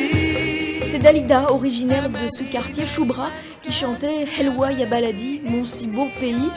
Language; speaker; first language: French; native; French